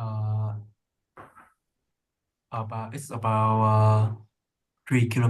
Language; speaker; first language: English; non-native, learner; Vietnamese